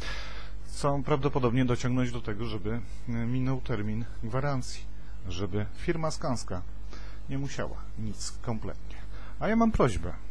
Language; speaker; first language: Polish; native; Polish